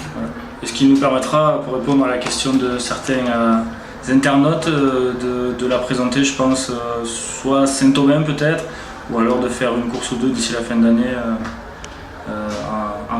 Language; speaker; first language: French; native; French